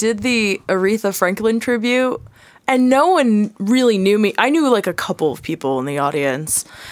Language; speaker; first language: English; native; English